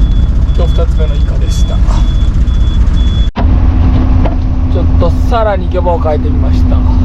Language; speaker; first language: Japanese; native; Japanese